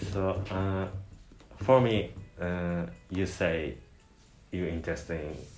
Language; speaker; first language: English; non-native, learner; Japanese